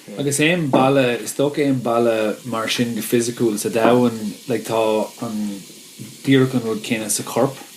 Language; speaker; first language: Irish; non-native, local second language; English